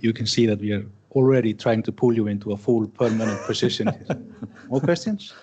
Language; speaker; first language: English; non-native, fluent; Icelandic